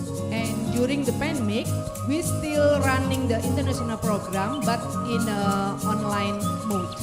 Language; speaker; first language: English; non-native, learner; Indonesian